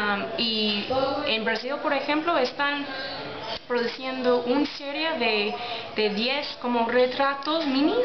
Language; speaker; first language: Spanish; non-native, learner; English